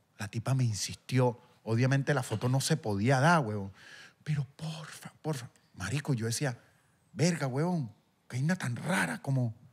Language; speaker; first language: Spanish; native; Spanish